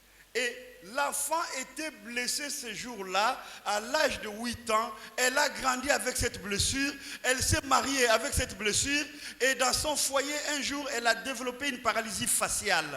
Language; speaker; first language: French; non-native, local second language; Lingala